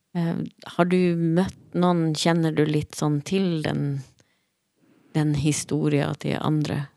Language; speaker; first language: Norwegian; native; Norwegian